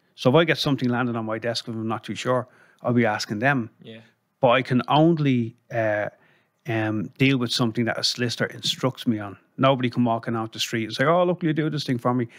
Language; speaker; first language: English; native; English